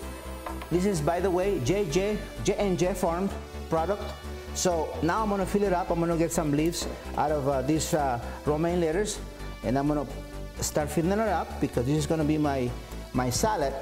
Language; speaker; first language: English; non-native, fluent; Spanish